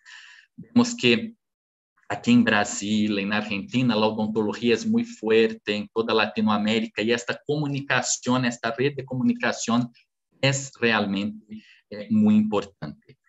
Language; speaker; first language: Spanish; non-native, fluent; Portuguese